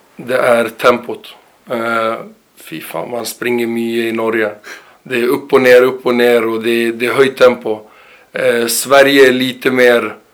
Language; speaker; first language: Swedish; early bilingual, other home language; Arabic